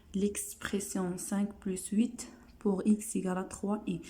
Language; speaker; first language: French; non-native, local second language; Arabic